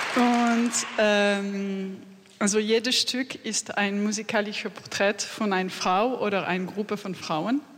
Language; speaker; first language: German; non-native, learner; French